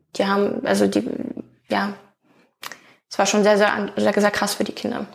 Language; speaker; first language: German; non-native, fluent; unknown